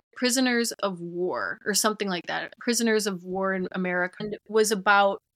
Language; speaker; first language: English; native; English